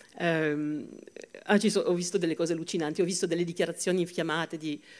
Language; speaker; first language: Italian; non-native, fluent; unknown